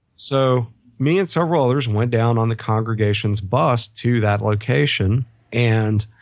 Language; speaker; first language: English; native; English